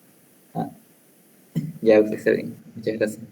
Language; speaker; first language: Spanish; native; Spanish